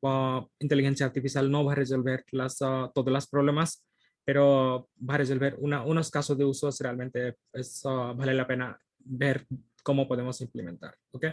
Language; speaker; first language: Spanish; non-native, fluent; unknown